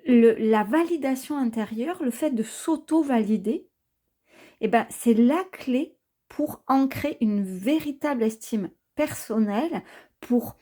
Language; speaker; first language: French; native; French